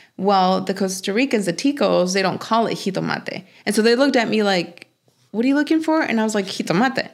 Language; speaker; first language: English; early bilingual, other home language; Spanish